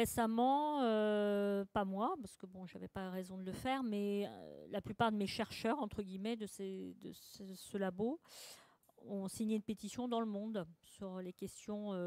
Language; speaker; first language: French; native; French